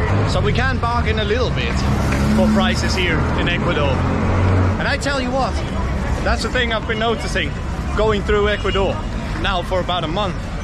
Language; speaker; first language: English; non-native, fluent; Danish